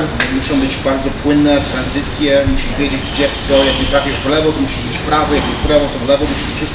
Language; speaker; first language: Polish; early bilingual, heritage; Polish